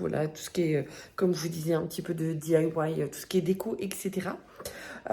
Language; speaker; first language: French; native; French